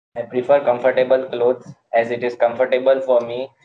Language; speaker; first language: English; non-native, local second language; Gujarati